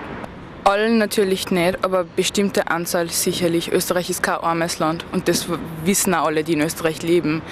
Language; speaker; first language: German; native; German